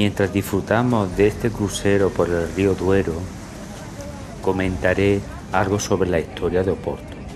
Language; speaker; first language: Spanish; native; Spanish